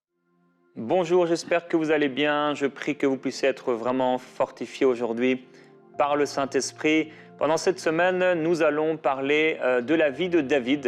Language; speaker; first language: French; native; French